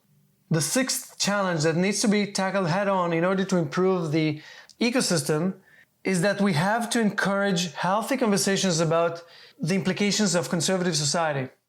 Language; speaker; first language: English; non-native, fluent; Hebrew